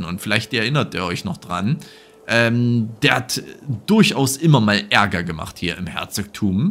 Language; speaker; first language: German; native; German